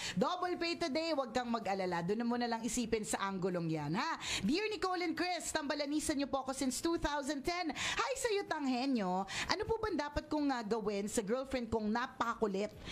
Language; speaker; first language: Filipino; native; Filipino